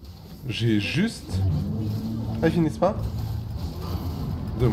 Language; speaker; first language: French; native; French